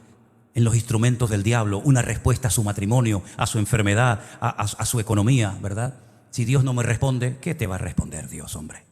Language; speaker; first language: Spanish; native; Spanish